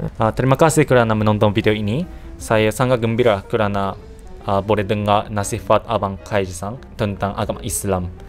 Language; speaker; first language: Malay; non-native, fluent; Japanese